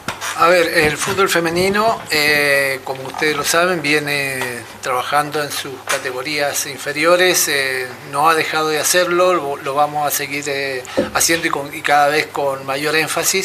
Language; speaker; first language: Spanish; native; Spanish